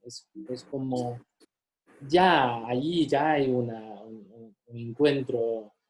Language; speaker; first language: Spanish; non-native, fluent; Chinese